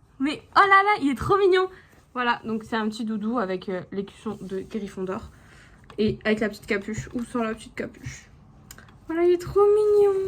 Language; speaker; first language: French; native; French